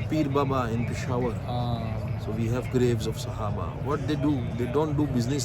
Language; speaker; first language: English; non-native, learner; Urdu